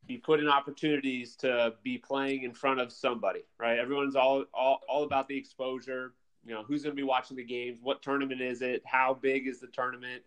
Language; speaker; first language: English; native; English